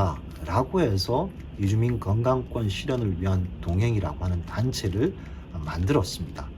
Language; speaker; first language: Korean; native; Korean